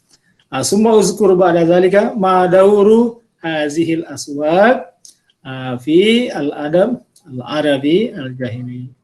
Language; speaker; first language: Arabic; non-native, fluent; Indonesian